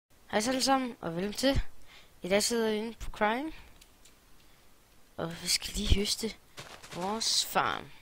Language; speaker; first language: Danish; native; Danish